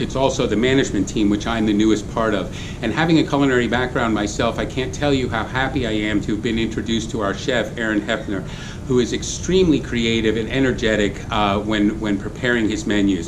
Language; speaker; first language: English; native; English